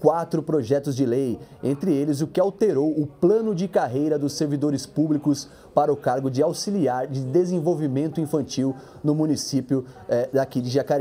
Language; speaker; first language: Portuguese; native; Portuguese